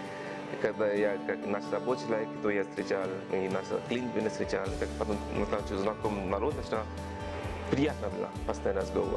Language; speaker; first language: Russian; non-native, learner; Tamil